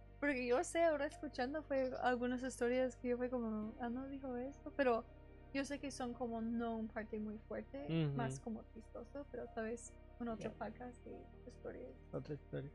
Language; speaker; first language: Spanish; non-native, learner; English